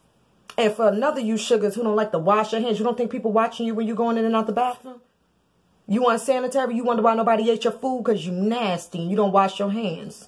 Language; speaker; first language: English; native; English